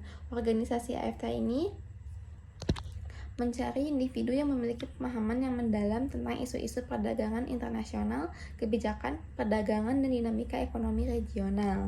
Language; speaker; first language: Indonesian; native; Indonesian